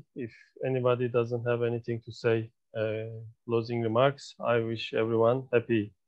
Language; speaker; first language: English; non-native, fluent; Turkish